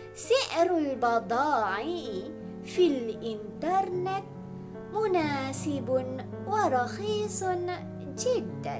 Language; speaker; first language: Arabic; non-native, fluent; Malay